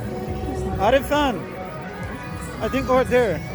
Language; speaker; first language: English; non-native, fluent; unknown